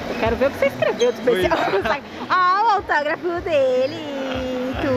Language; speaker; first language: Portuguese; native; Portuguese